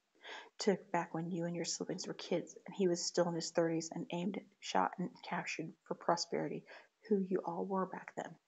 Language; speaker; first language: English; native; English